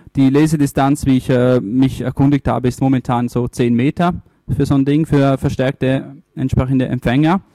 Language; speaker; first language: German; early bilingual, other home language; Italian